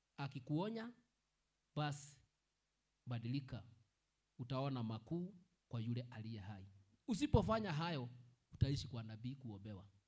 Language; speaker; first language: Swahili; non-native, local second language; Kikuyu